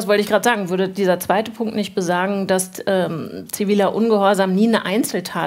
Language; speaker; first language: German; native; German